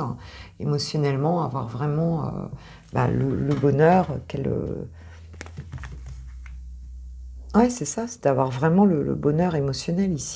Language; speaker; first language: French; native; French